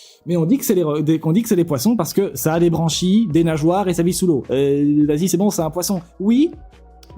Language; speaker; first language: French; native; French